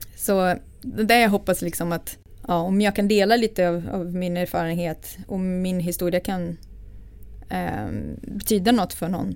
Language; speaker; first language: Swedish; non-native, fluent; Portuguese